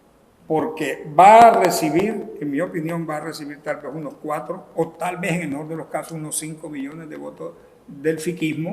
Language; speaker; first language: Spanish; native; Spanish